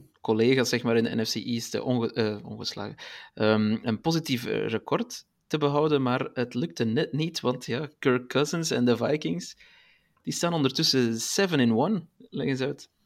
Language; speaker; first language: Dutch; native; Dutch